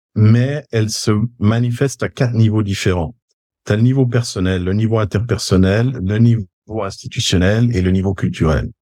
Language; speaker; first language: French; native; French